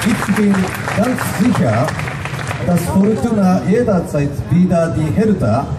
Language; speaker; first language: German; non-native, fluent; Japanese